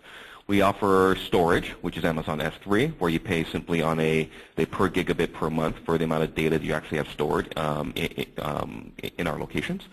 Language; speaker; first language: English; native; English